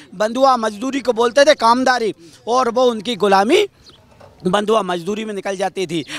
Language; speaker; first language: Hindi; native; Hindi